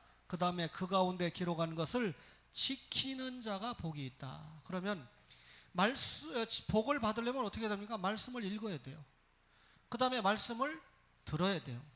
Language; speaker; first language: Korean; native; Korean